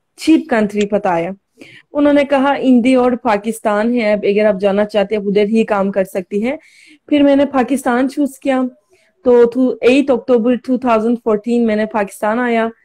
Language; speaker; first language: Hindi; non-native, learner; Turkish